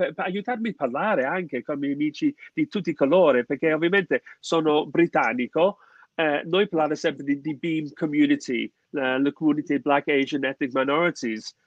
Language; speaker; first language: Italian; non-native, fluent; English